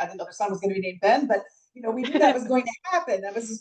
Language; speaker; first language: English; native; English